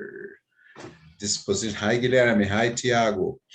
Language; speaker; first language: English; non-native, fluent; Portuguese